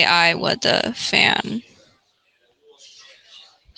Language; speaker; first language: Chinese; non-native, learner; English